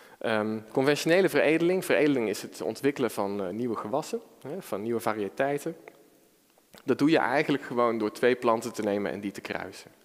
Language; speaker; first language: Dutch; native; Dutch